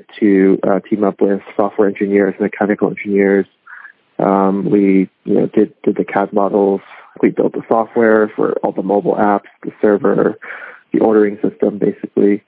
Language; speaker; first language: English; non-native, local second language; Cantonese